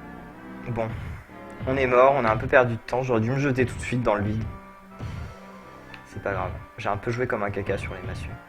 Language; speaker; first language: French; native; French